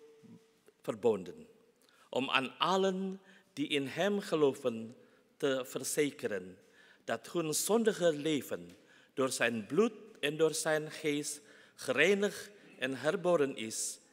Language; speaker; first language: Dutch; non-native, fluent; Indonesian